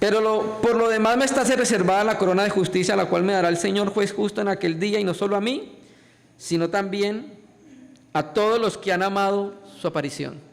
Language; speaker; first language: Spanish; native; Spanish